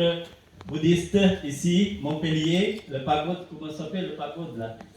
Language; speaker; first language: French; non-native, fluent; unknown